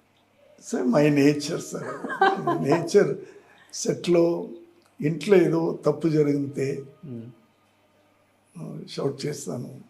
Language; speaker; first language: Telugu; non-native, learner; Tamil